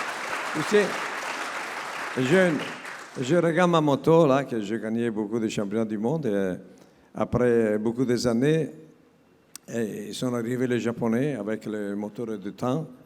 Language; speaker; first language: French; non-native, learner; Italian